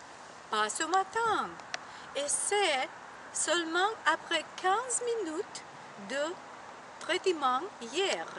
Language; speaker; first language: French; non-native, learner; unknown